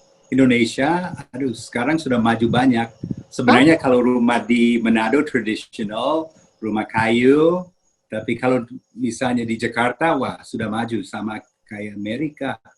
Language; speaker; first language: Indonesian; early bilingual, heritage; Indonesian